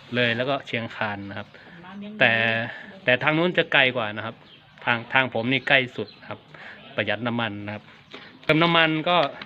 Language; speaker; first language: Thai; native; Thai